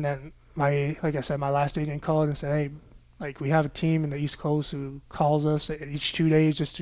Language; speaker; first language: English; non-native, fluent; French